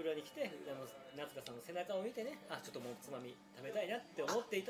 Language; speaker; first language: Japanese; native; Japanese